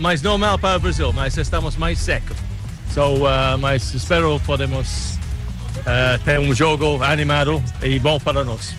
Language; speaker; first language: Portuguese; non-native, learner; English